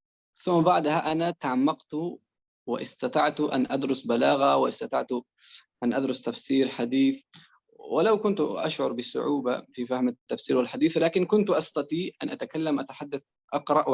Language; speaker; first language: Arabic; non-native, fluent; Persian